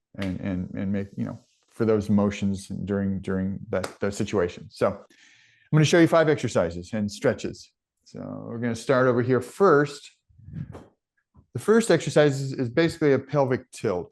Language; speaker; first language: English; native; English